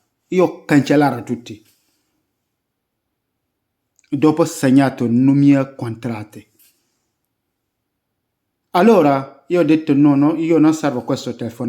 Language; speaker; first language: Italian; non-native, learner; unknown